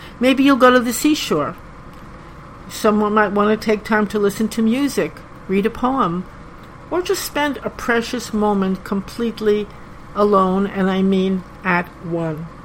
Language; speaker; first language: English; native; English